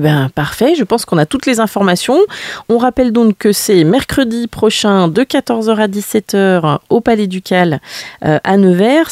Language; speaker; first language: French; native; French